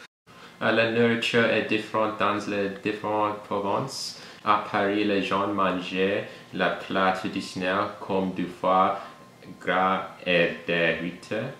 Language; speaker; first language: French; non-native, learner; English